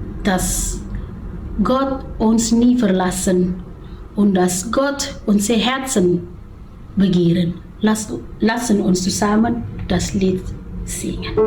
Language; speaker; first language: German; non-native, learner; Indonesian